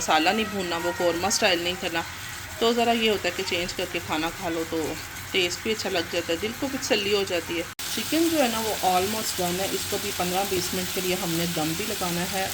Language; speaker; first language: Urdu; non-native, local second language; Punjabi